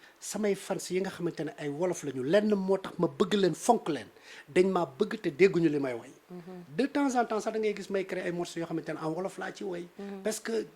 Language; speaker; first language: Wolof; non-native, local second language; Fula